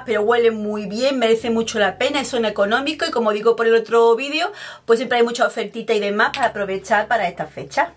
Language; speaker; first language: Spanish; native; Spanish